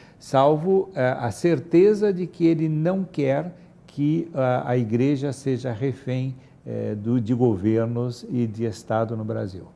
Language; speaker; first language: Portuguese; native; Portuguese